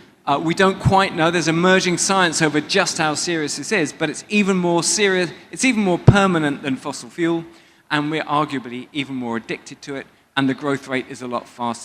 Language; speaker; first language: English; native; English